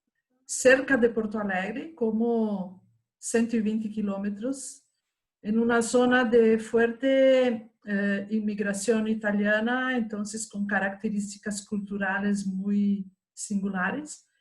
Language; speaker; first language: Spanish; non-native, fluent; Portuguese